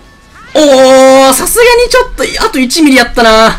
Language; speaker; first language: Japanese; native; Japanese